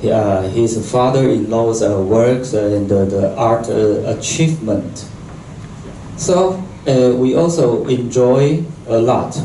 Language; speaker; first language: English; non-native, local second language; Chinese